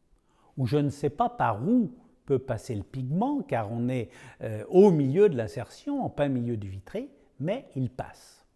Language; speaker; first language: French; native; French